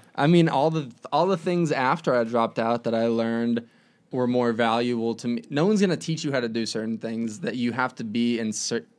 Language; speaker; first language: English; native; English